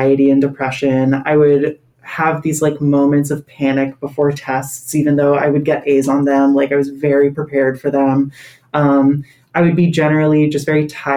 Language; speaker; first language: English; native; English